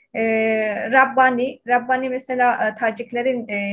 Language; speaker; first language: Turkish; non-native, fluent; Persian